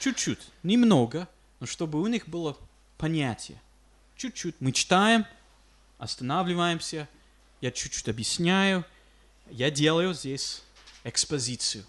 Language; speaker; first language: Russian; non-native, fluent; English